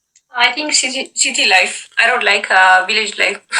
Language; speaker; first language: English; non-native, local second language; Amharic